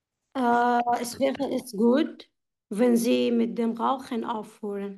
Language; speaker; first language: German; non-native, fluent; Arabic